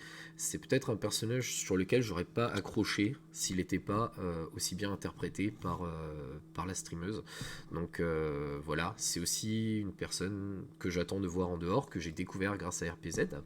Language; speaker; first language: French; native; French